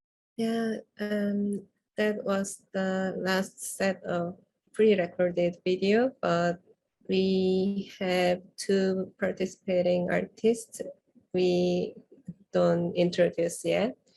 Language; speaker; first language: English; non-native, fluent; Korean